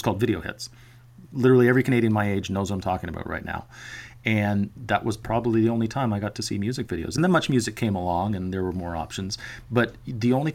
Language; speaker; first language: English; native; English